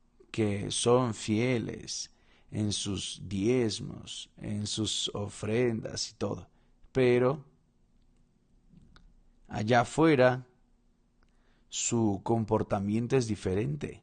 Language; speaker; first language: Spanish; non-native, fluent; Portuguese